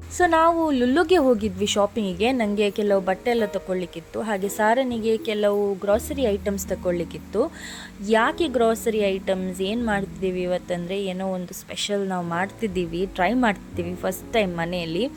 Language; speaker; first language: Kannada; non-native, local second language; Konkani